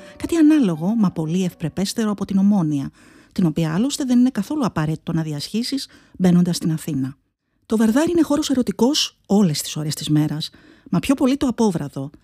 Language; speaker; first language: Greek; native; Greek